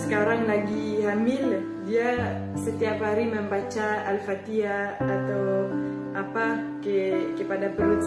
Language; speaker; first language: Indonesian; non-native, fluent; French